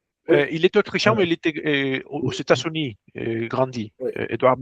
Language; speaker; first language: French; non-native, fluent; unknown